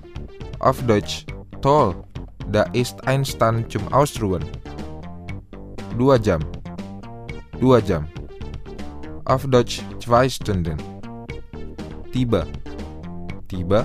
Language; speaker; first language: German; non-native, fluent; Indonesian